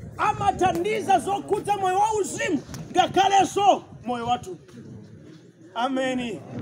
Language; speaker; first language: Nyanja; non-native, local second language; Tumbuka